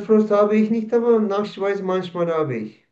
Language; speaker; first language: German; non-native, learner; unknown